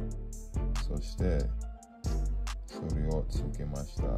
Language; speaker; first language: Japanese; non-native, learner; English